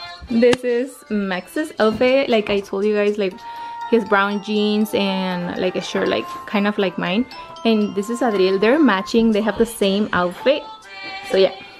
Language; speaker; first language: English; early bilingual, other home language; Spanish